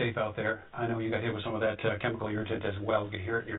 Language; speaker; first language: English; native; English